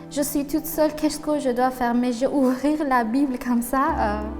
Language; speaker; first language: French; non-native, learner; Persian